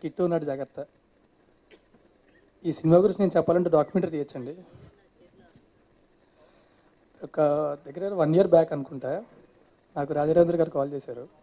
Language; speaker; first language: Telugu; native; Telugu